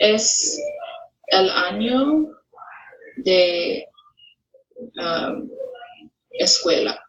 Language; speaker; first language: Spanish; non-native, learner; English